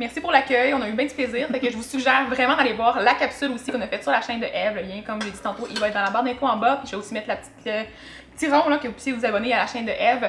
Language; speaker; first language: French; native; French